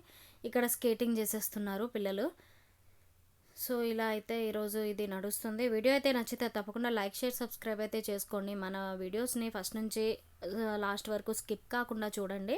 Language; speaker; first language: Telugu; native; Telugu